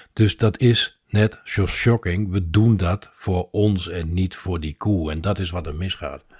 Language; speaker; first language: Dutch; native; Dutch